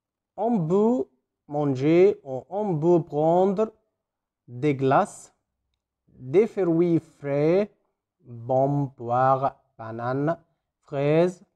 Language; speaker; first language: French; non-native, fluent; Arabic